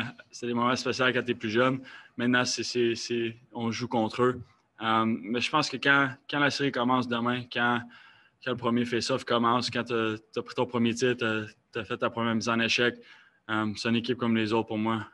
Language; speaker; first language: French; native; French